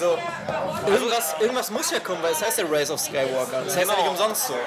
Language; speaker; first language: German; native; German